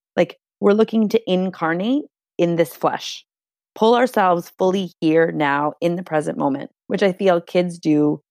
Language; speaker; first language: English; non-native, fluent; Hungarian